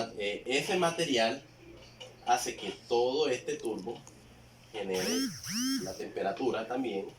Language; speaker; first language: Spanish; native; Spanish